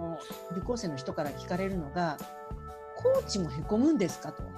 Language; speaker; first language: Japanese; native; Japanese